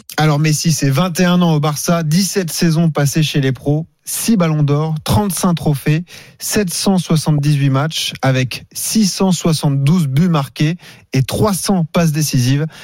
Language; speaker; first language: French; native; French